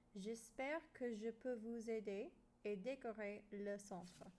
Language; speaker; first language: French; non-native, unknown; English